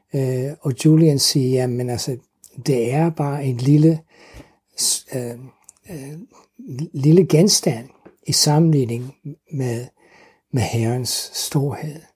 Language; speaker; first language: Danish; non-native, fluent; English